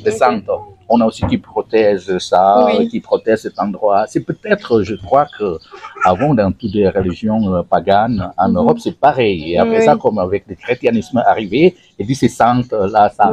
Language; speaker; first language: French; non-native, learner; Indonesian